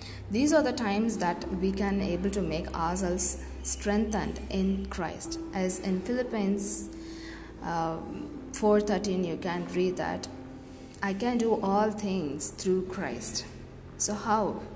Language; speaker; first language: English; non-native, local second language; Tamil